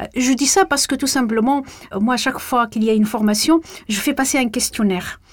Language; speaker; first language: French; non-native, local second language; Arabic